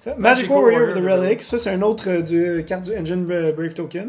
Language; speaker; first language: French; native; French